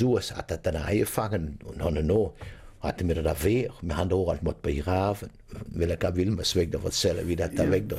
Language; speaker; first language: German; native; German